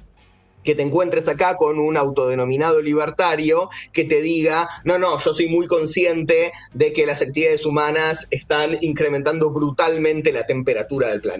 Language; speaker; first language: Spanish; native; Spanish